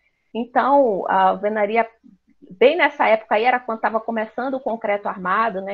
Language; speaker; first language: Portuguese; native; Portuguese